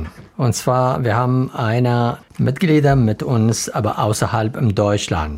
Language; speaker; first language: German; non-native, learner; Arabic